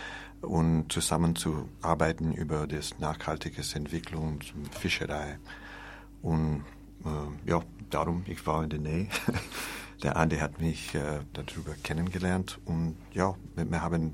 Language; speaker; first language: German; non-native, learner; English